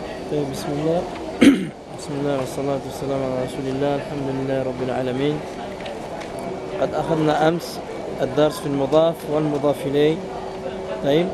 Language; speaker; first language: Arabic; non-native, fluent; French